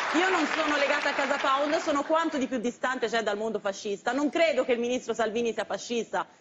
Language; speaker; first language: Italian; native; Italian